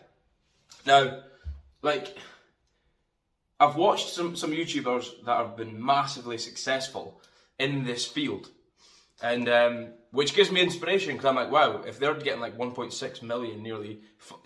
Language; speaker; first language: English; native; English